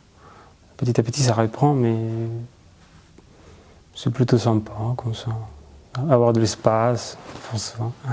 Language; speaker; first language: French; non-native, fluent; Spanish